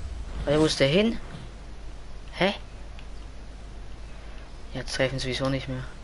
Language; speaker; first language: German; native; German